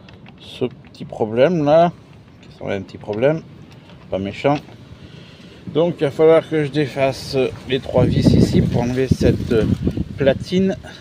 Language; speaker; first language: French; native; French